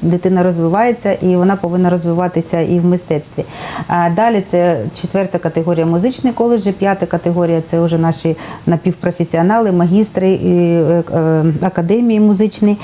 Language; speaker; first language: Ukrainian; native; Ukrainian